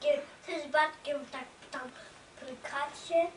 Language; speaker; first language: Polish; early bilingual, other home language; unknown